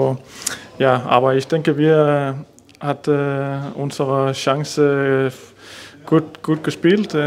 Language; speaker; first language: German; non-native, learner; Danish